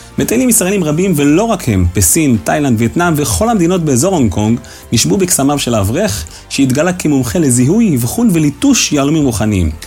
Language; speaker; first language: Hebrew; native; Hebrew